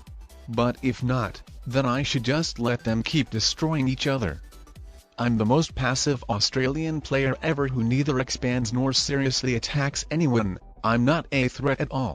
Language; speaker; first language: English; non-native, fluent; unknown